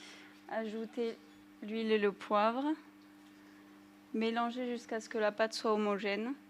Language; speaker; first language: French; native; French